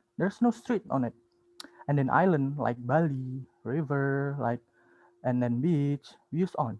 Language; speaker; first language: English; non-native, learner; Indonesian